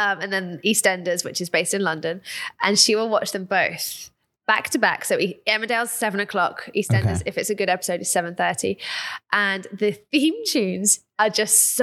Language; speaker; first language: English; native; English